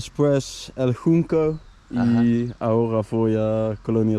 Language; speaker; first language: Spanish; non-native, learner; Dutch